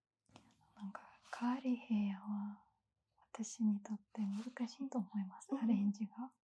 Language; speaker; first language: Japanese; non-native, learner; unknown